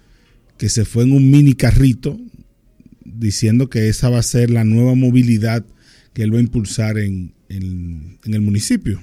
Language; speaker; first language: Spanish; native; Spanish